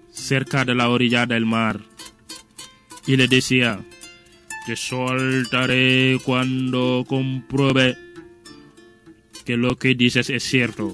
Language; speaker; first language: Spanish; non-native, fluent; Wolof